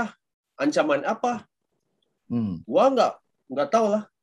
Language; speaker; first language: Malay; non-native, local second language; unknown